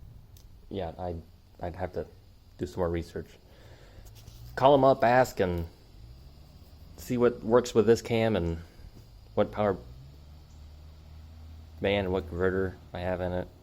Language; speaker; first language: English; native; English